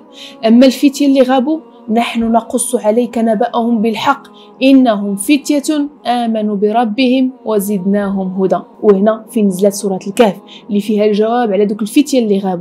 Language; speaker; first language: Arabic; native; Arabic